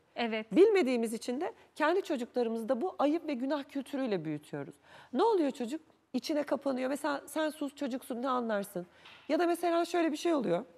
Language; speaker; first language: Turkish; native; Turkish